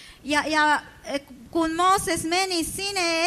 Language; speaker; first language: Finnish; non-native, fluent; Spanish